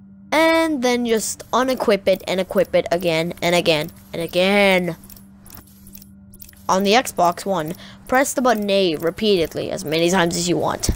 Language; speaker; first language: English; non-native, fluent; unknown